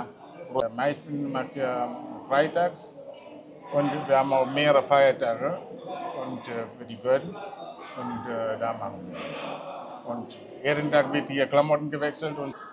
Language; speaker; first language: German; non-native, fluent; Tamil